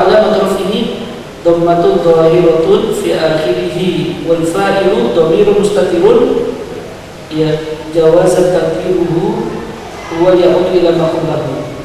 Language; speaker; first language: Arabic; non-native, fluent; Indonesian